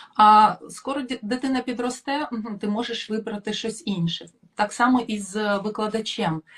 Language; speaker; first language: Ukrainian; non-native, local second language; Russian